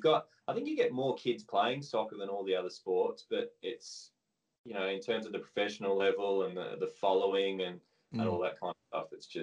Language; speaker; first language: English; native; English